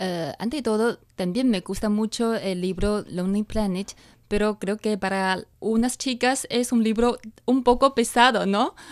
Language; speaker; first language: Spanish; non-native, fluent; Chinese